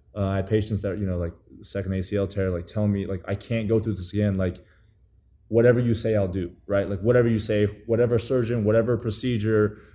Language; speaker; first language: English; early bilingual, other home language; Chinese